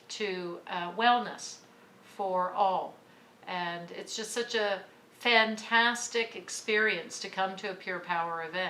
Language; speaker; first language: English; native; English